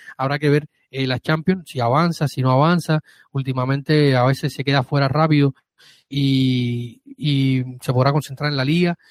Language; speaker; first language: Spanish; native; Spanish